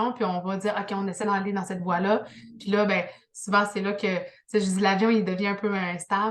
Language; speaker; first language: French; native; French